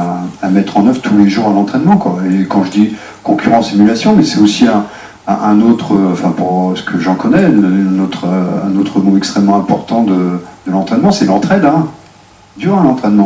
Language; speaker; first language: French; native; French